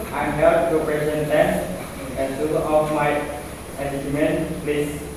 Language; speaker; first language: English; non-native, learner; Indonesian